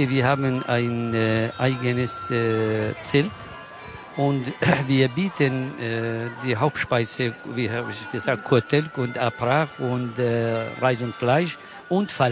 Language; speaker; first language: German; non-native, learner; Kurdish